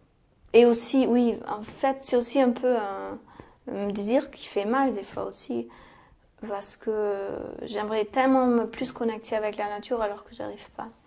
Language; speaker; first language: French; non-native, fluent; German